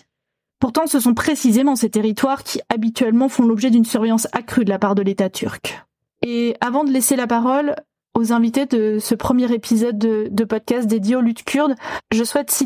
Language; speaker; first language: French; native; French